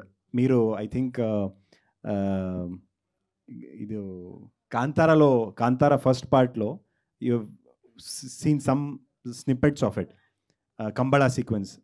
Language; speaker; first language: Telugu; non-native, learner; Kannada